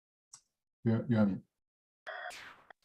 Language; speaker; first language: English; native; English